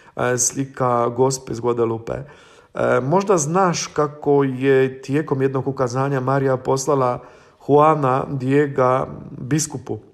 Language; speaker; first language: Croatian; non-native, fluent; Polish